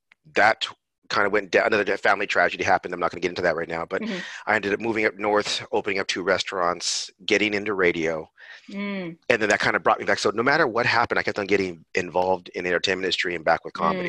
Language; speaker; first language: English; native; English